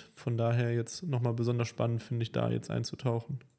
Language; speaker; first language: German; native; German